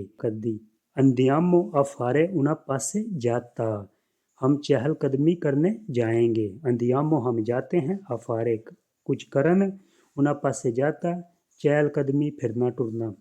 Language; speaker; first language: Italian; non-native, fluent; Punjabi